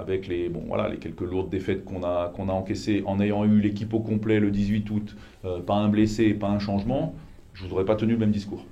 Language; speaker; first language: French; native; French